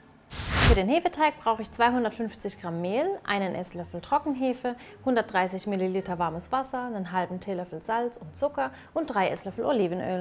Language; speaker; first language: German; native; German